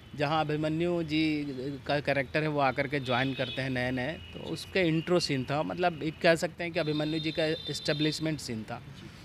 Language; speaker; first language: Hindi; native; Hindi